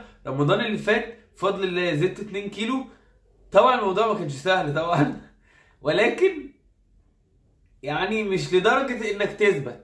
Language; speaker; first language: Arabic; native; Arabic